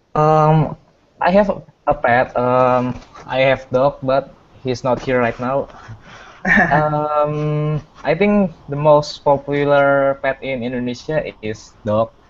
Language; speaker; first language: English; non-native, fluent; Indonesian